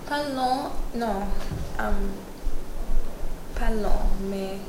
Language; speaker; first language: French; non-native, learner; English